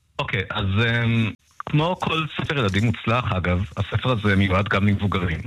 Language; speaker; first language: Hebrew; early bilingual, other home language; Russian